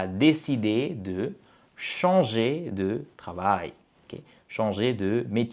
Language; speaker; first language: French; non-native, fluent; Tamil